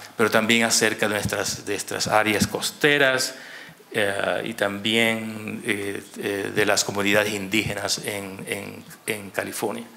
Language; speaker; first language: Spanish; native; Spanish